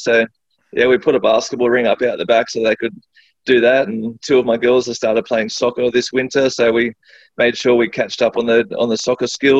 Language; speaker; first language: English; native; English